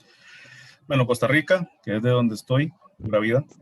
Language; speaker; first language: Spanish; native; Spanish